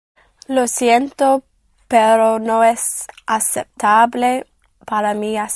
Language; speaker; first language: Spanish; non-native, learner; English